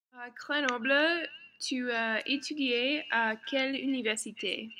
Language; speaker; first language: French; non-native, learner; English